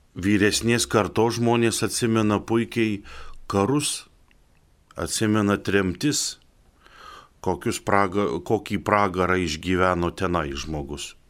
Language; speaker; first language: Lithuanian; native; Lithuanian